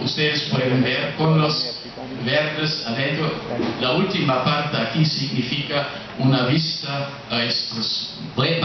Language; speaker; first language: Spanish; non-native, fluent; German